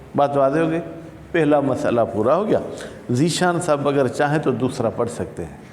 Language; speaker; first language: Urdu; non-native, local second language; Sindhi